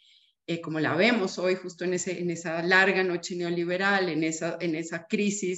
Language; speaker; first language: Spanish; native; Spanish